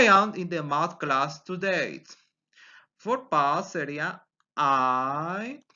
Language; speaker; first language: English; non-native, fluent; Spanish